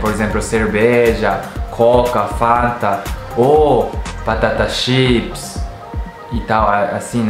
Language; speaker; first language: Portuguese; non-native, learner; Japanese